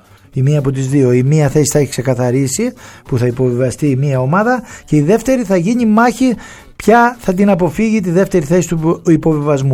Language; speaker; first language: Greek; native; Greek